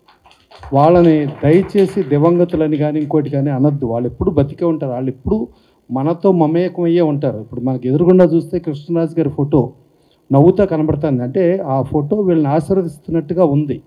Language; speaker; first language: Telugu; native; Telugu